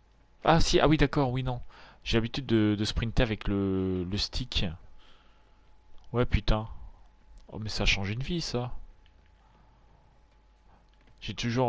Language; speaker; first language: French; native; French